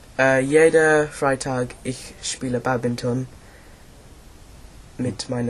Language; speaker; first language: German; non-native, learner; English